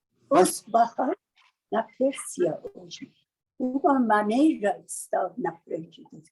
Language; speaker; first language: Portuguese; non-native, learner; Persian